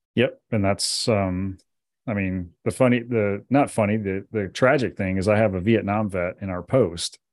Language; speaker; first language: English; native; English